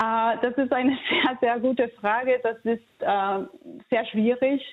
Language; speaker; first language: German; non-native, fluent; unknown